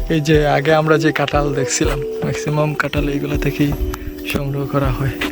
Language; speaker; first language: Bangla; non-native, local second language; Sylheti